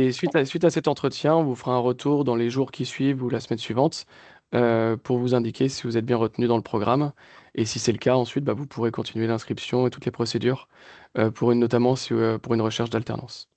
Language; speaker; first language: French; native; French